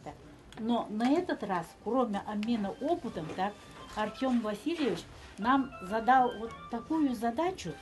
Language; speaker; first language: Russian; native; Russian